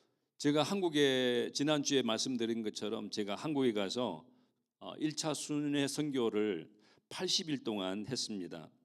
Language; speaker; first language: Korean; native; Korean